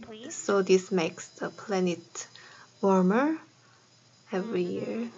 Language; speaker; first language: English; non-native, fluent; Korean